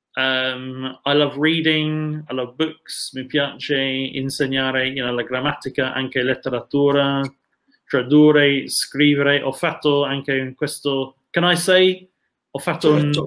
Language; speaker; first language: Italian; non-native, fluent; English